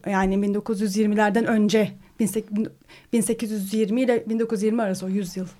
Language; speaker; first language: Turkish; native; Turkish